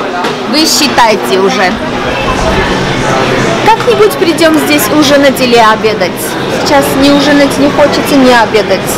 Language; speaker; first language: Russian; non-native, local second language; Armenian